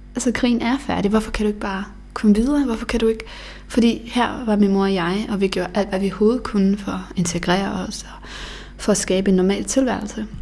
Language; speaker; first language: Danish; early bilingual, other home language; Bosnian